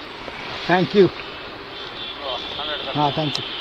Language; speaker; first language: Hindi; non-native, local second language; Bangla